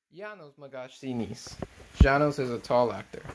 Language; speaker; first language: Hungarian; non-native, learner; English